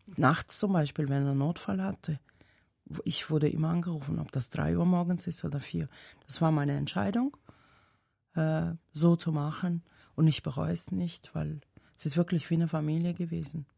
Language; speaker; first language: German; non-native, fluent; Tajik